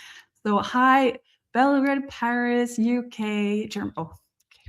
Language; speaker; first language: English; non-native, fluent; Swedish